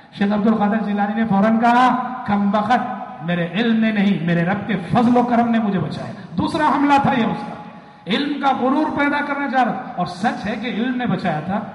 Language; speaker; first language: Urdu; native; Urdu